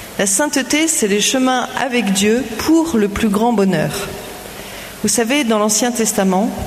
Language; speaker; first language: French; native; French